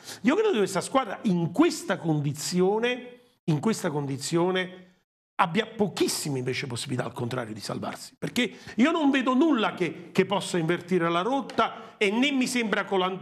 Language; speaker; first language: Italian; native; Italian